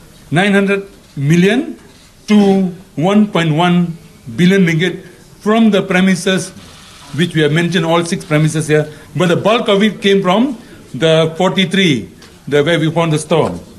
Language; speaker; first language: English; non-native, local second language; Malay